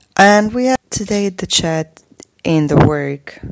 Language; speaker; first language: English; non-native, fluent; Slovak